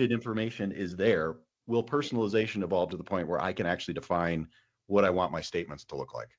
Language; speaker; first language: English; native; English